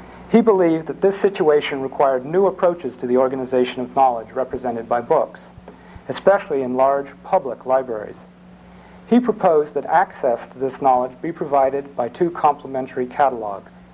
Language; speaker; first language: English; native; English